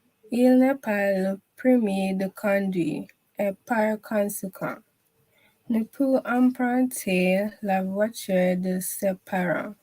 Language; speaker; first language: French; non-native, learner; English